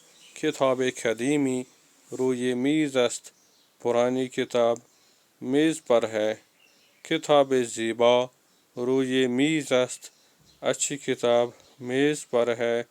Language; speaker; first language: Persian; non-native, fluent; Urdu